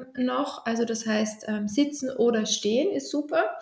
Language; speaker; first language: German; native; German